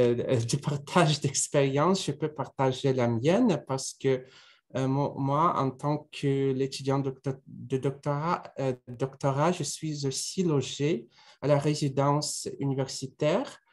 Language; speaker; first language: French; non-native, fluent; Russian